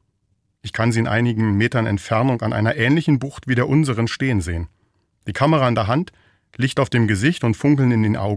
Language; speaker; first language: German; native; German